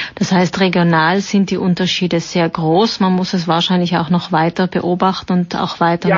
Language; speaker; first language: German; native; German